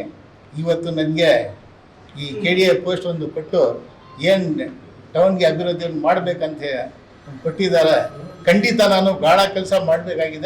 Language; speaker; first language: Kannada; non-native, local second language; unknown